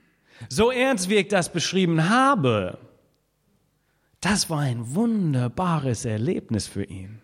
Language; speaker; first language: German; non-native, fluent; English